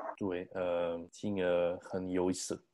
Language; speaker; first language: Chinese; non-native, learner; French